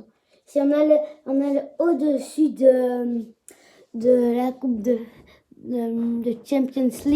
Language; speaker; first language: French; native; French